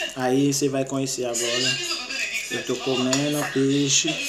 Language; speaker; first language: Portuguese; non-native, learner; Haitian Creole